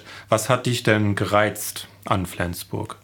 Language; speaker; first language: German; native; German